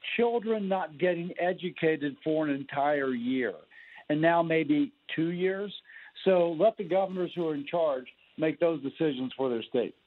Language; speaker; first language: English; native; English